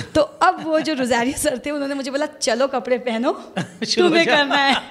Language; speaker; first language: Hindi; native; Hindi